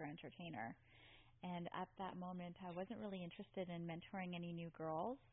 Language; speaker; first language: English; native; English